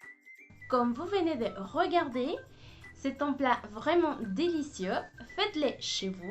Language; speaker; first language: French; non-native, fluent; Spanish